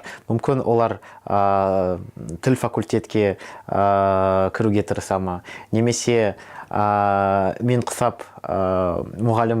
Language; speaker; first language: Kazakh; non-native, local second language; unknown